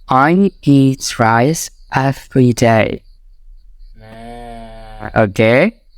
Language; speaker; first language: English; non-native, fluent; Indonesian